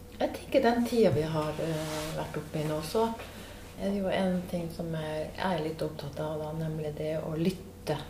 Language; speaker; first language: Norwegian; native; Norwegian